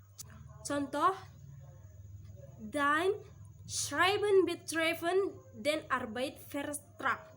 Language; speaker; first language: German; non-native, learner; Indonesian